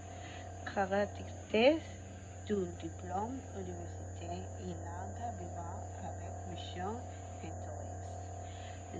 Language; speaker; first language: French; non-native, learner; Spanish